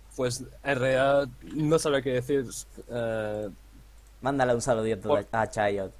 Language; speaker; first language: Spanish; non-native, fluent; Dutch